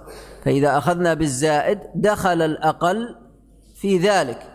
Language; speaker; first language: Arabic; native; Arabic